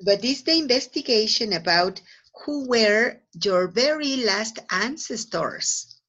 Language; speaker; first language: English; non-native, fluent; Spanish